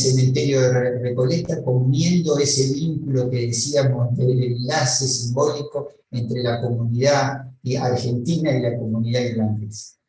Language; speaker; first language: Spanish; native; Spanish